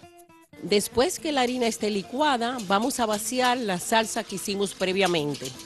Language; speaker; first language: Spanish; native; Spanish